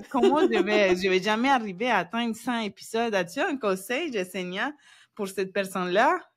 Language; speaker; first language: French; non-native, fluent; Spanish